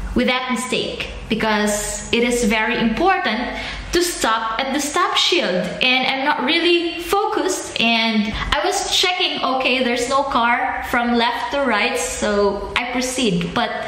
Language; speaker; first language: English; non-native, local second language; Filipino